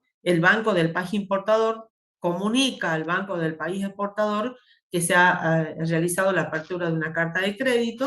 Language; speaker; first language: Spanish; native; Spanish